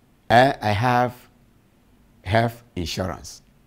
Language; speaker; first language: English; non-native, local second language; Akan